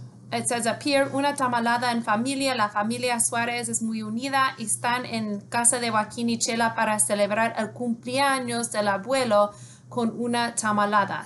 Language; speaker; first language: Spanish; non-native, fluent; English